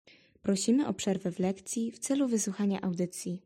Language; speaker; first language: Polish; native; Polish